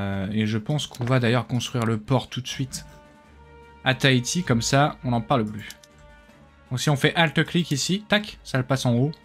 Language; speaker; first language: French; native; French